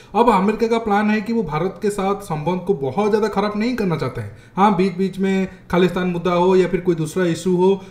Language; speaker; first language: Hindi; native; Hindi